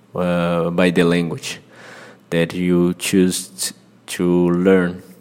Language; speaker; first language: English; non-native, fluent; Portuguese